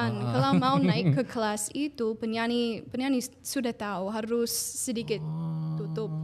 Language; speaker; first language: Indonesian; non-native, fluent; English